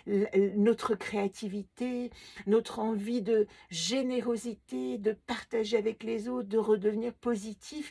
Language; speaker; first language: French; native; French